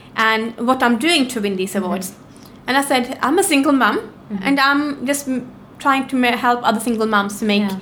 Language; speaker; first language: English; non-native, fluent; Norwegian